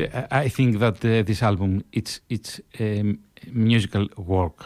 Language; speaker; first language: English; non-native, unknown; Greek